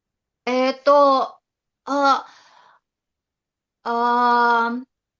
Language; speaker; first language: Japanese; non-native, learner; Indonesian